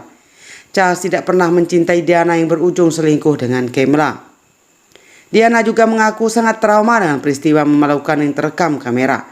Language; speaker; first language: Indonesian; native; Indonesian